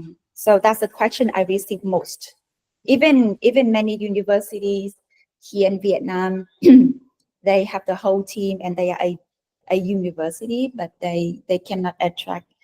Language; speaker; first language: English; non-native, fluent; Vietnamese